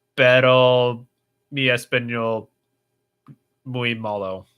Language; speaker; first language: Spanish; non-native, learner; English